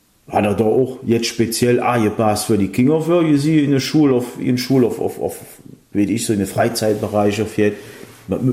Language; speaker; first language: German; native; German